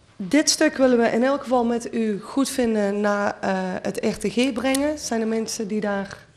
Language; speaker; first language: Dutch; native; Dutch